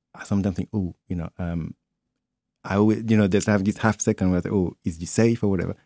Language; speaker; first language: English; non-native, fluent; French